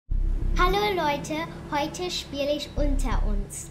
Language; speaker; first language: German; non-native, learner; English